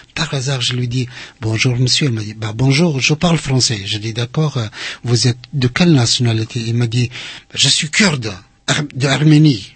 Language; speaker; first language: French; non-native, fluent; Central Kurdish